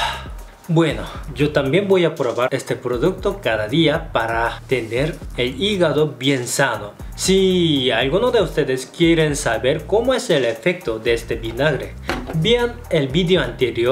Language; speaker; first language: Spanish; non-native, fluent; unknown